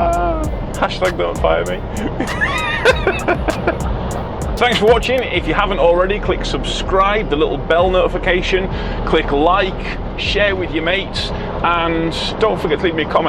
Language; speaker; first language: English; native; English